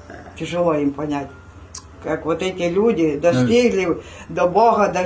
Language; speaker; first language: Russian; non-native, local second language; Ukrainian